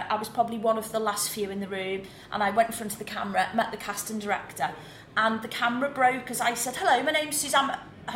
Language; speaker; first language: English; native; English